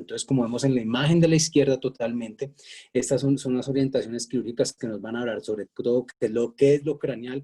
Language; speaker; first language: Spanish; native; Spanish